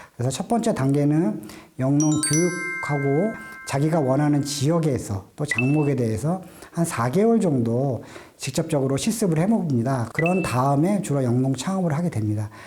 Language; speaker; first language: Korean; native; Korean